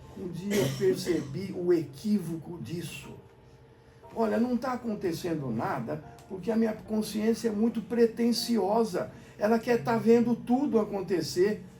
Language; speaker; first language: Portuguese; native; Portuguese